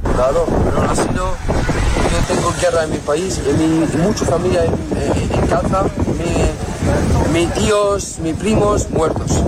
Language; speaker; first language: Spanish; non-native, learner; Arabic